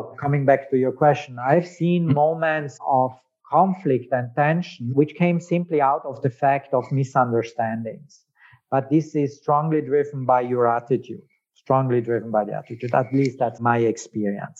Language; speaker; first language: English; non-native, fluent; German